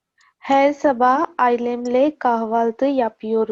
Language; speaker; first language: Turkish; non-native, learner; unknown